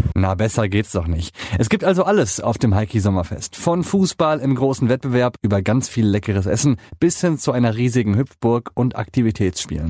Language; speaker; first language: German; native; German